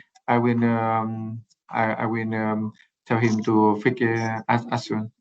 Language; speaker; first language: English; non-native, learner; Vietnamese